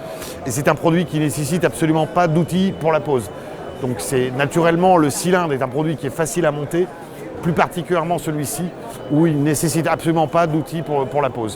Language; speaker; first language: French; native; French